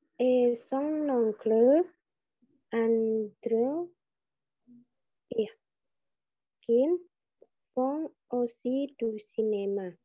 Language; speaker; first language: French; non-native, learner; Indonesian